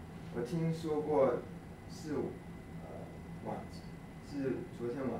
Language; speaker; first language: Chinese; early bilingual, heritage; Cantonese